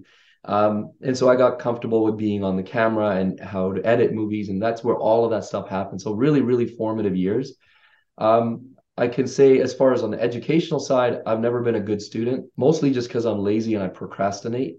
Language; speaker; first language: English; native; English